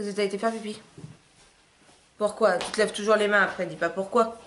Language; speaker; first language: French; native; French